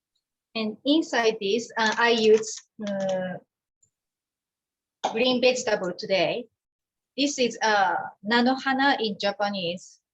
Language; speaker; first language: English; non-native, learner; Japanese